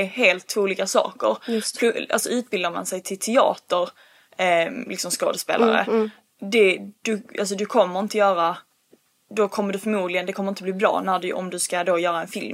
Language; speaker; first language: Swedish; early bilingual, other home language; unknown